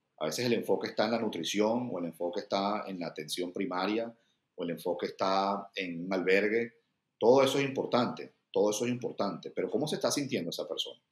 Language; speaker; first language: Spanish; native; Spanish